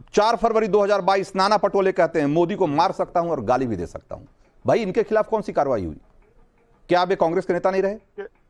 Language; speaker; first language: Hindi; native; Hindi